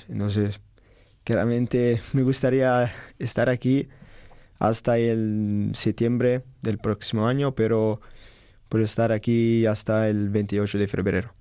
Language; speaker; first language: Spanish; non-native, learner; Italian